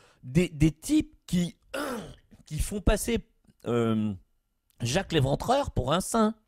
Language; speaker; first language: French; native; French